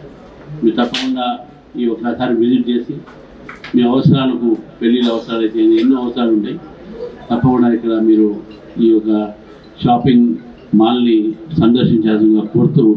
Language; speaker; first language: Telugu; native; Telugu